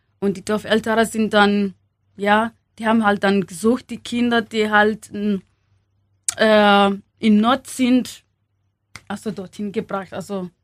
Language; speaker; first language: German; non-native, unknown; Swahili